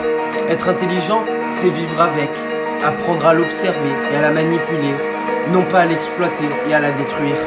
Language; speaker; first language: French; native; French